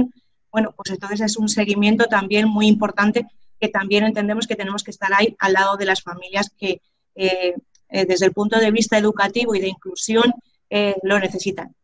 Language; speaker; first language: Spanish; native; Spanish